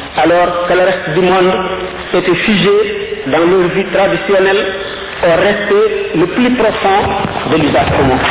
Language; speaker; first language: French; non-native, local second language; Wolof